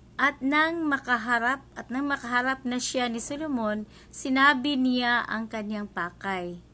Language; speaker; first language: Filipino; non-native, local second language; Cebuano